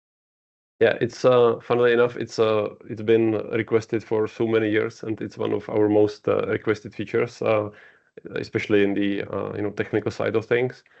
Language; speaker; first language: English; non-native, fluent; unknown